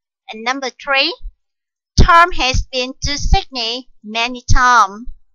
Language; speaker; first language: English; non-native, fluent; Vietnamese